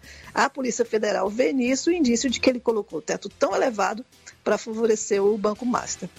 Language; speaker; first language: Portuguese; native; Portuguese